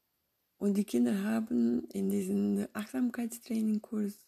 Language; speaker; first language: German; non-native, fluent; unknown